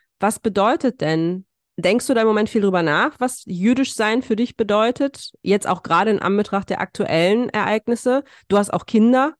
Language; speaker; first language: German; early bilingual, other home language; Russian